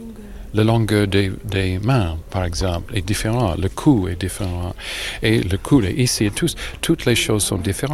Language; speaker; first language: French; non-native, fluent; English